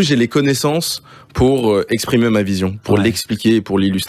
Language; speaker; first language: French; native; French